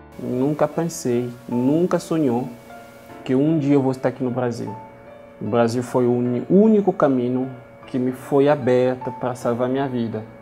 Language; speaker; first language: Portuguese; non-native, learner; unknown